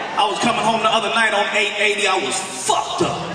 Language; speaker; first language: English; native; English